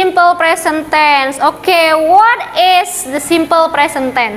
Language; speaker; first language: English; non-native, learner; Indonesian